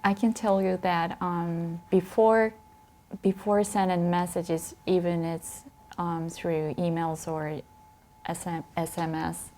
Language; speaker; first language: English; non-native, fluent; Japanese